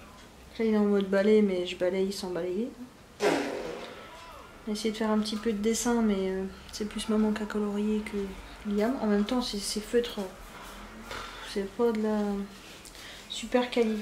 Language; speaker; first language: French; native; French